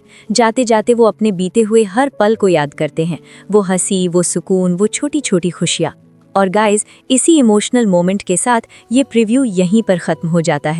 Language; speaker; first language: Hindi; native; Hindi